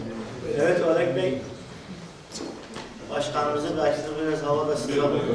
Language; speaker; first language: Turkish; native; Turkish